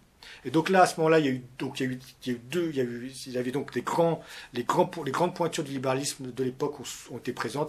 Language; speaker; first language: French; native; French